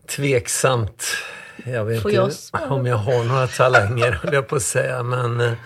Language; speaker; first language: Swedish; native; Swedish